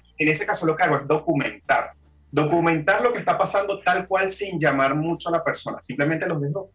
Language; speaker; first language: Spanish; native; Spanish